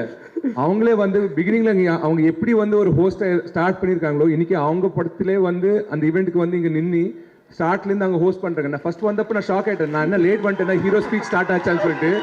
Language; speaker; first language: Tamil; non-native, local second language; Telugu